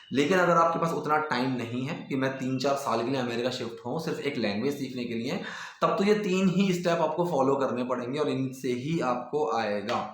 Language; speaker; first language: Hindi; native; Hindi